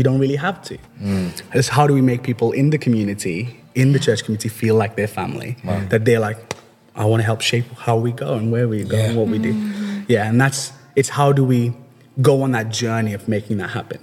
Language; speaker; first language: English; native; English